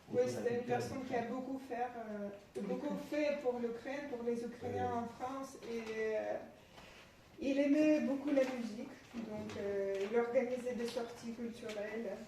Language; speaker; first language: French; non-native, fluent; Ukrainian